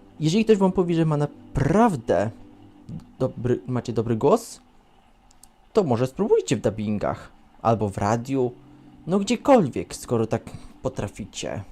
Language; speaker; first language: Polish; native; Polish